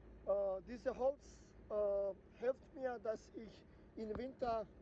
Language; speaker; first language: German; non-native, learner; Bosnian